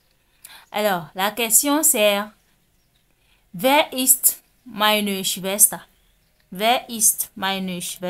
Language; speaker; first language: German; non-native, fluent; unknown